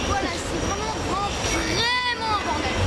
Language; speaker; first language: French; native; French